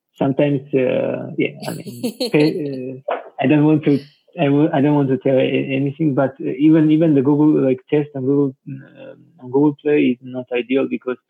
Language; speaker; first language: English; non-native, fluent; Georgian